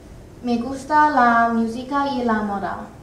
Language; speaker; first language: Spanish; non-native, learner; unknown